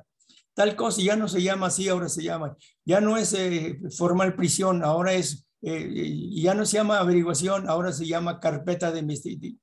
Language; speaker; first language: Spanish; native; Spanish